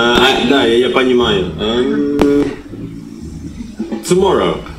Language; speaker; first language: Russian; non-native, learner; Indonesian